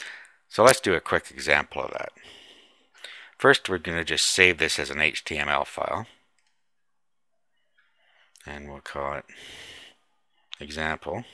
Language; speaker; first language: English; native; English